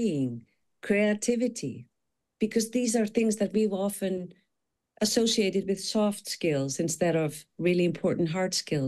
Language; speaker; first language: English; non-native, fluent; Icelandic